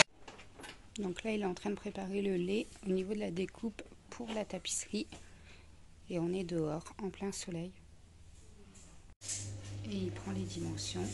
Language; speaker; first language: French; native; French